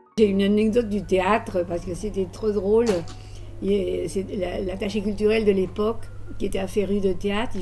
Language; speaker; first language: French; non-native, fluent; Spanish